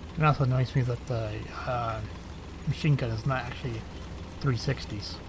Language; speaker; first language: English; native; English